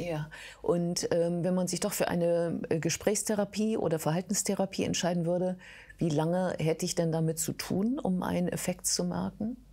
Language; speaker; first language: German; native; German